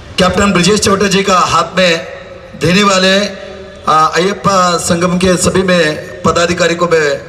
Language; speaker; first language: Hindi; non-native, local second language; Malayalam